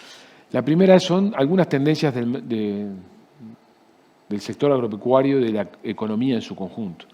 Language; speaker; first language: Spanish; native; Spanish